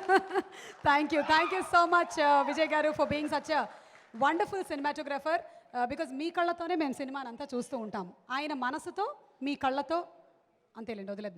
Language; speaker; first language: Telugu; native; Telugu